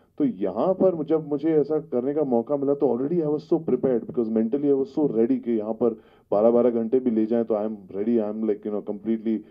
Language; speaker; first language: Hindi; native; Hindi